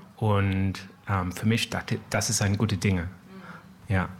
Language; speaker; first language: German; non-native, learner; French